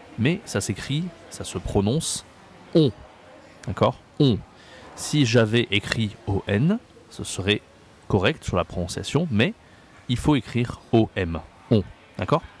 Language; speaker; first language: French; native; French